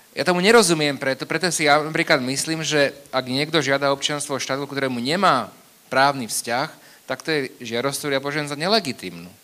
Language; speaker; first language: Slovak; native; Slovak